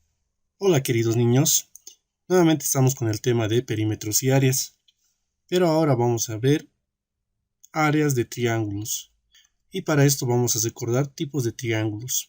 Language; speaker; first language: Spanish; native; Spanish